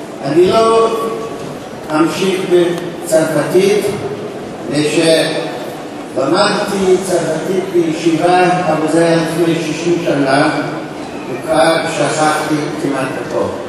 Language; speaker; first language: Hebrew; non-native, fluent; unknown